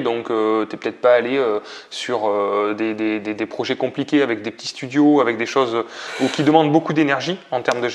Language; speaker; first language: French; native; French